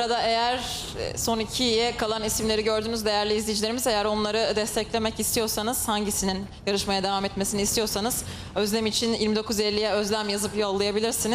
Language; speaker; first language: Turkish; native; Turkish